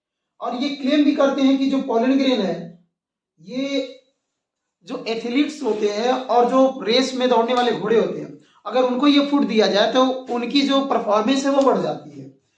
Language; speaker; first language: Hindi; native; Hindi